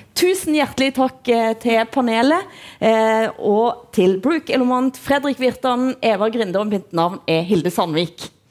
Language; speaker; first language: Norwegian; native; Norwegian